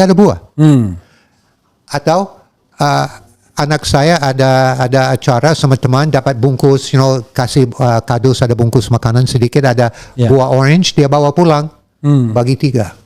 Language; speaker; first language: Indonesian; non-native, learner; English